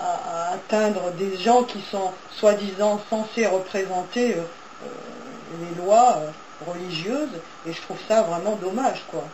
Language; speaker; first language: French; native; French